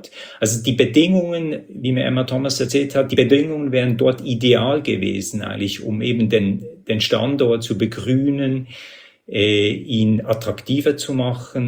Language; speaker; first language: German; native; German